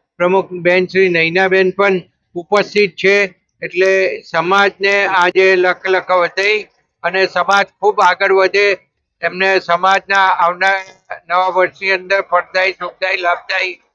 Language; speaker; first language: Gujarati; native; Gujarati